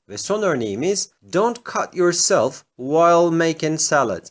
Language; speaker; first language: English; non-native, fluent; Turkish